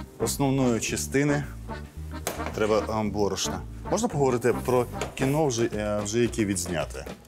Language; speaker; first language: Ukrainian; non-native, local second language; Crimean Tatar